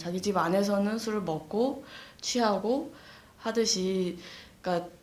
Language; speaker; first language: Korean; native; Korean